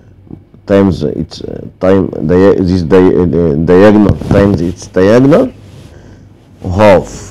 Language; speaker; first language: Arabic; native; Arabic